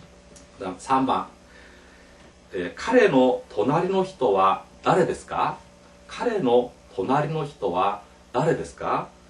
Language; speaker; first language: Japanese; non-native, fluent; Korean